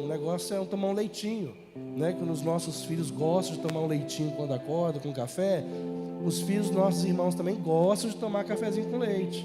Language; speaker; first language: Portuguese; native; Portuguese